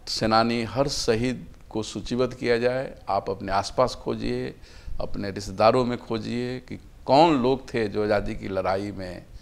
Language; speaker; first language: Hindi; native; Hindi